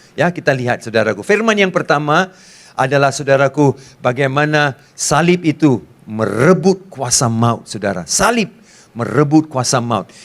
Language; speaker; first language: Malay; non-native, local second language; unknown